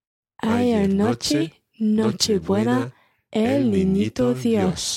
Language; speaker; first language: Spanish; non-native, learner; English